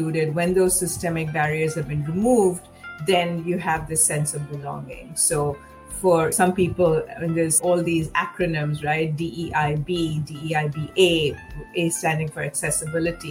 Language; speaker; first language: English; non-native, local second language; Hindi